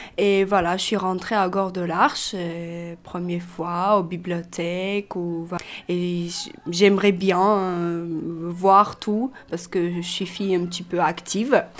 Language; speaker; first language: French; non-native, learner; Russian